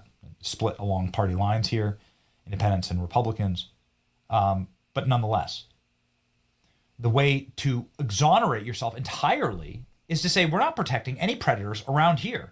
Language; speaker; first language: English; native; English